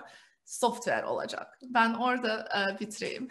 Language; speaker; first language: Turkish; early bilingual, heritage; Turkish